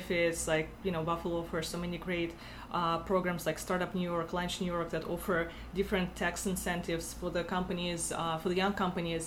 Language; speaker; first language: English; non-native, fluent; Russian